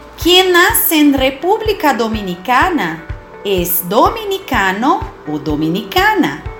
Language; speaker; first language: Spanish; non-native, fluent; Portuguese